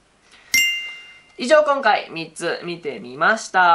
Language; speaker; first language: Japanese; native; Japanese